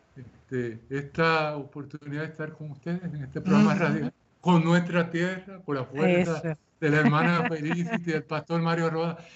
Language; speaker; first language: Spanish; native; Spanish